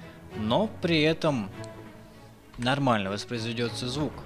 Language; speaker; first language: Russian; native; Russian